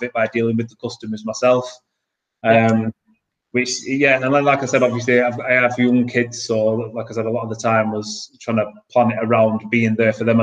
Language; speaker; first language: English; native; English